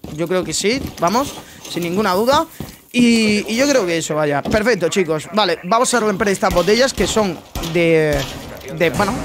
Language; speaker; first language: Spanish; native; Spanish